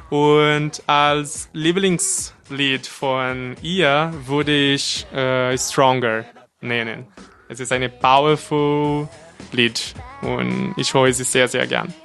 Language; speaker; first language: German; non-native, fluent; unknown